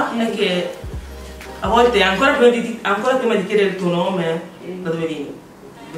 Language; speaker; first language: Italian; early bilingual, other home language; English